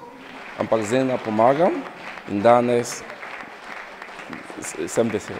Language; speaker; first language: Slovenian; non-native, learner; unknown